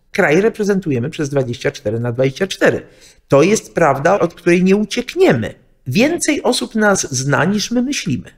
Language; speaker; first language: Polish; native; Polish